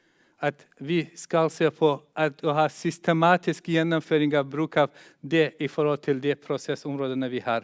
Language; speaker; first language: Norwegian; non-native, fluent; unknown